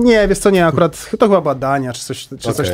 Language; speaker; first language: Polish; native; Polish